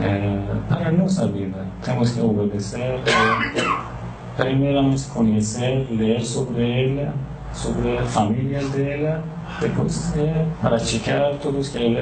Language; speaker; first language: Portuguese; non-native, learner; Persian